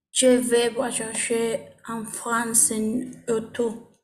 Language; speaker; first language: French; non-native, learner; Spanish